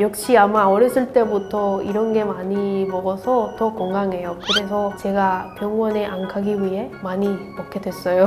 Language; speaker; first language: Korean; non-native, learner; Spanish